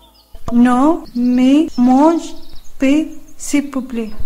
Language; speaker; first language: French; non-native, learner; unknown